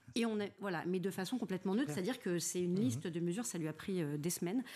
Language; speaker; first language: French; native; French